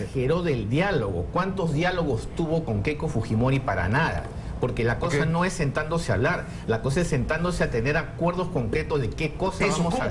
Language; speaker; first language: Spanish; native; Spanish